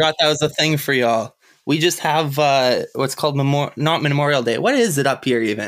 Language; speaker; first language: English; native; English